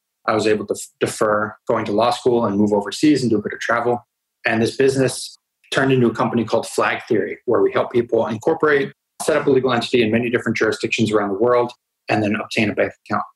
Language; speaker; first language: English; native; English